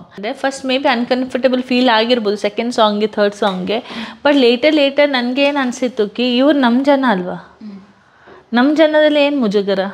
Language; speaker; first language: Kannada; non-native, local second language; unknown